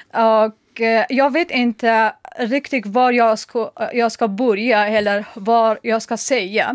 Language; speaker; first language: Swedish; non-native, learner; Persian